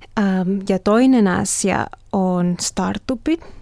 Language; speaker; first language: Finnish; non-native, learner; Spanish